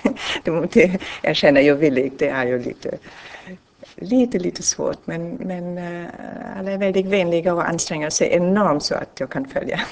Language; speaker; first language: Swedish; non-native, fluent; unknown